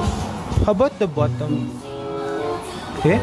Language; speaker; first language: English; non-native, local second language; Filipino